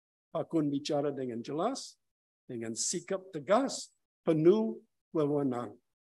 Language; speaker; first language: Indonesian; non-native, fluent; English